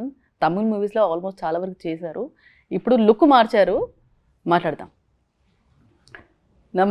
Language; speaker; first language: Telugu; native; Telugu